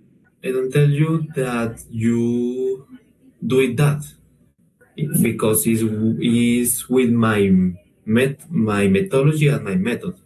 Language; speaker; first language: English; non-native, learner; Spanish